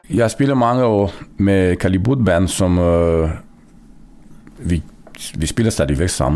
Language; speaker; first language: Danish; non-native, fluent; Romanian